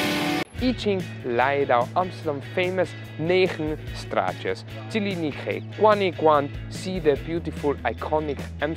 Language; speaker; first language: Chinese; non-native, learner; German